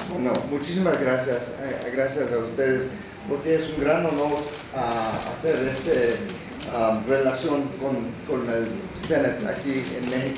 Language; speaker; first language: Spanish; non-native, learner; English